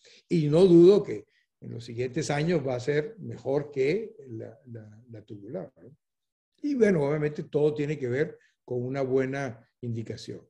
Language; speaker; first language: Spanish; native; Spanish